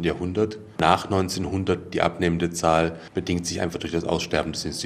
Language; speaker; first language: German; native; German